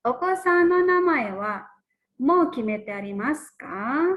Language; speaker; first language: Japanese; non-native, learner; Indonesian